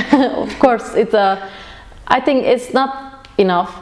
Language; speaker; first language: English; non-native, learner; Turkish